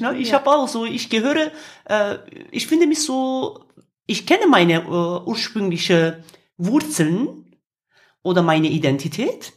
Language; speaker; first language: German; non-native, fluent; Kurdish